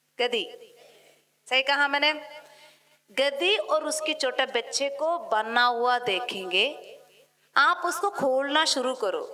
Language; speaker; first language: Hindi; non-native, local second language; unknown